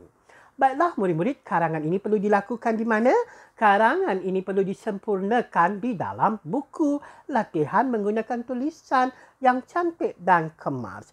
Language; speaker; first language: Malay; native; Malay